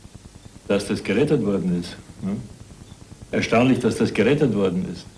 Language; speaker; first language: German; native; German